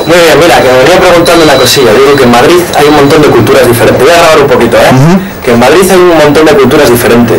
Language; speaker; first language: Spanish; native; Spanish